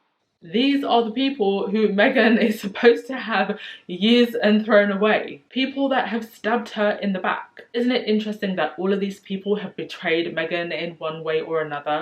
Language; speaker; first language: English; native; English